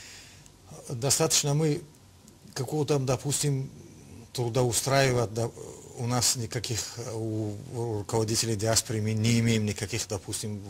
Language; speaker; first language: Russian; non-native, local second language; Tajik